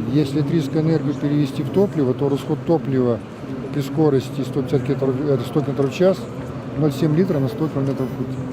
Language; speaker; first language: Russian; native; Russian